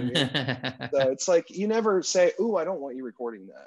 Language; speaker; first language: English; native; English